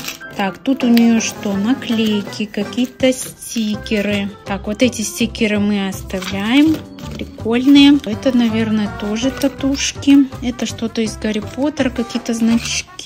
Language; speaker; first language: Russian; native; Russian